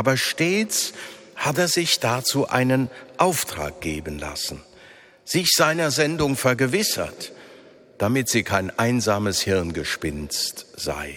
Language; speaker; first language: German; native; German